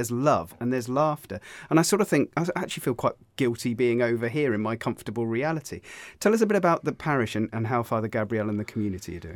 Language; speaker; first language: English; native; English